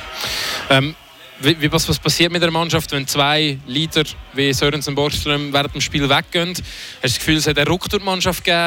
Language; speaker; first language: German; native; German